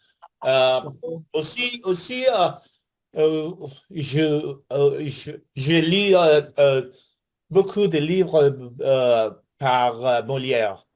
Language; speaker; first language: French; non-native, learner; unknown